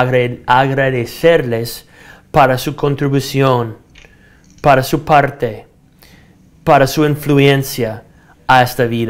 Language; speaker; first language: Spanish; non-native, fluent; English